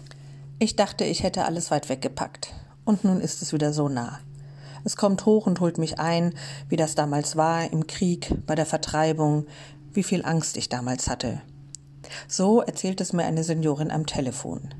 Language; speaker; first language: German; native; German